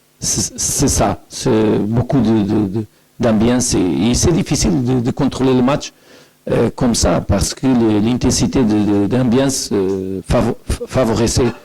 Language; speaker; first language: French; non-native, learner; Portuguese